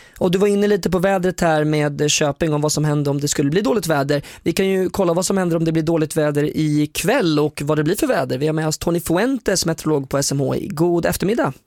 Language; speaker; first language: Swedish; native; Swedish